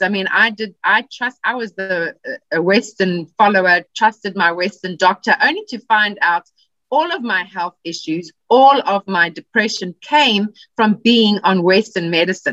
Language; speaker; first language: English; native; English